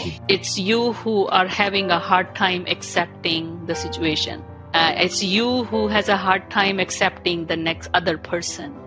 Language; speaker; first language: English; non-native, local second language; Punjabi